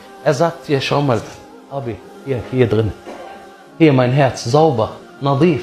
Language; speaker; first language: German; early bilingual, other home language; Arabic